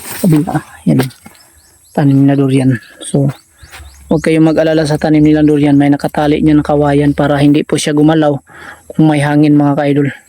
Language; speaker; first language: Filipino; non-native, local second language; Cebuano